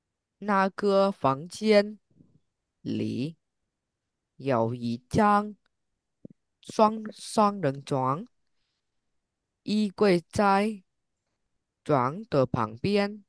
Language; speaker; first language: Chinese; non-native, learner; Vietnamese